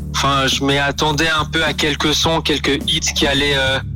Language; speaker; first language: French; native; French